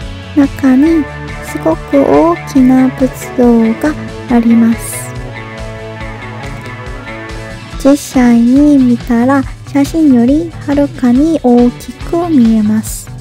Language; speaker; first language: Japanese; non-native, learner; Korean